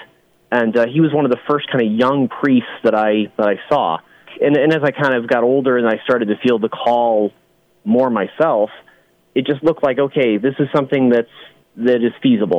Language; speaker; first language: English; native; English